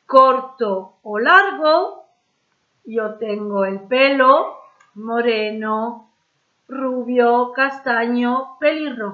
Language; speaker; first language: Spanish; non-native, fluent; French